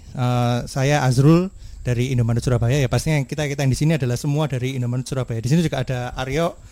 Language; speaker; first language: Indonesian; native; Indonesian